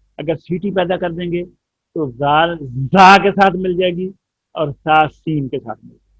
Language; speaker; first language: Urdu; non-native, local second language; Punjabi